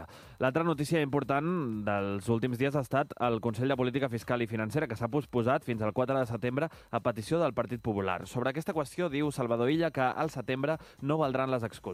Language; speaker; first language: Catalan; native; Catalan